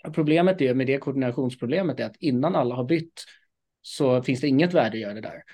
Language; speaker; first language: Swedish; native; Swedish